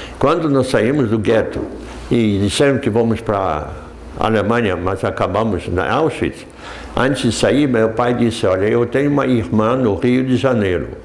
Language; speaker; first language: Portuguese; non-native, fluent; Polish